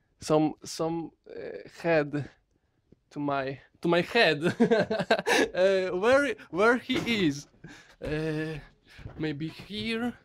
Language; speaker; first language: English; non-native, learner; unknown